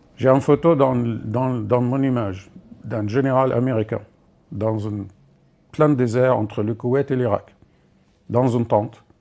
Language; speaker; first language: French; non-native, fluent; Arabic